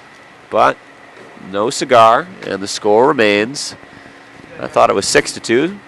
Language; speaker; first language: English; native; English